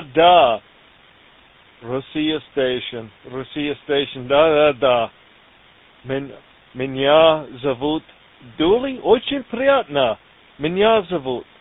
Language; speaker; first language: Russian; non-native, learner; English